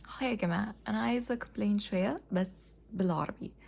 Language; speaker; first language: Egyptian Arabic; non-native, learner; English